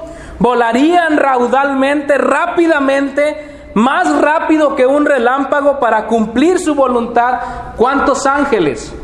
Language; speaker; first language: Spanish; native; Spanish